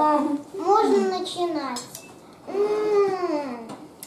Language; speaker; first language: Russian; early bilingual, heritage; Russian